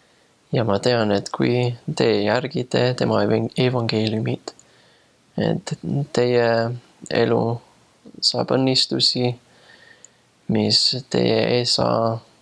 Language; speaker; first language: Estonian; non-native, fluent; English